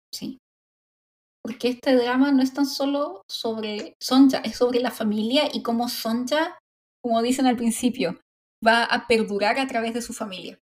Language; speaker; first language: Spanish; native; Spanish